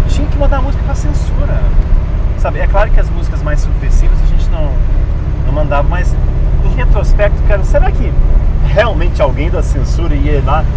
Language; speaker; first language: Portuguese; early bilingual, other home language; English